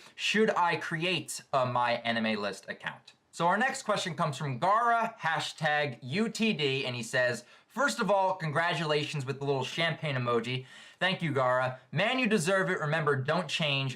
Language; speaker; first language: English; native; English